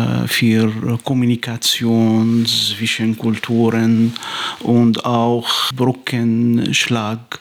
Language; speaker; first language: German; non-native, fluent; Arabic